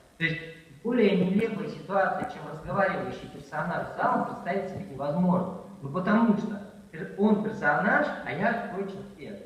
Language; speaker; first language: Russian; native; Russian